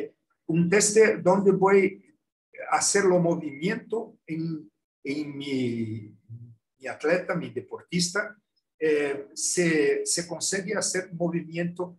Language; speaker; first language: Spanish; non-native, learner; Portuguese